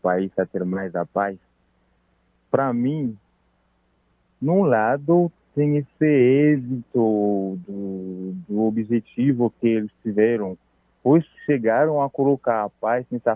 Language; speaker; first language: Portuguese; non-native, fluent; Haitian Creole